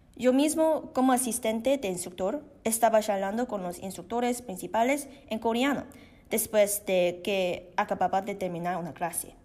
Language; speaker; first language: Spanish; non-native, learner; Korean